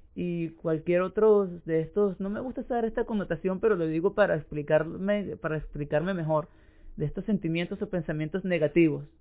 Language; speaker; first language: Spanish; native; Spanish